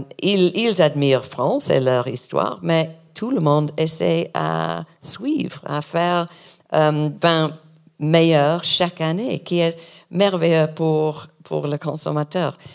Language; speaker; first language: French; non-native, learner; English